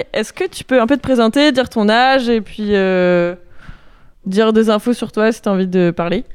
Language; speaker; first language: French; native; French